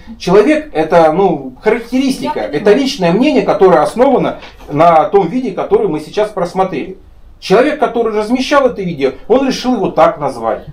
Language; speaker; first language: Russian; native; Russian